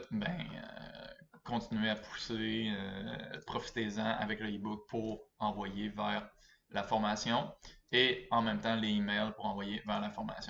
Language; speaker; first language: French; native; French